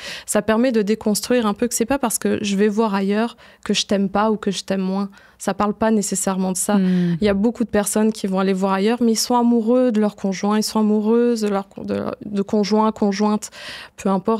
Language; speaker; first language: French; native; French